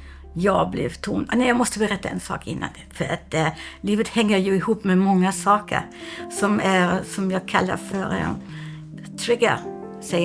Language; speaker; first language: Swedish; non-native, fluent; German